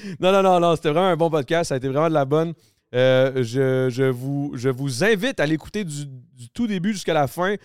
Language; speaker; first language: French; native; French